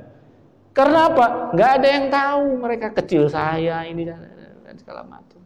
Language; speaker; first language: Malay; non-native, local second language; Javanese